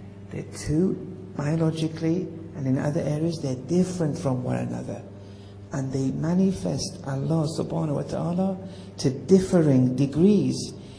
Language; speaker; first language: English; native; English